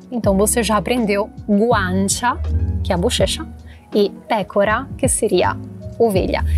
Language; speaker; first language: Portuguese; non-native, fluent; Italian